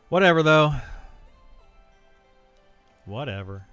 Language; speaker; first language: English; native; English